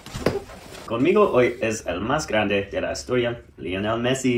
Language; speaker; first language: Spanish; non-native, learner; English